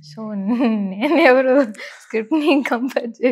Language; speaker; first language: Telugu; non-native, learner; Tamil